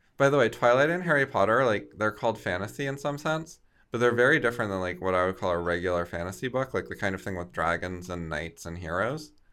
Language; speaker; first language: English; native; English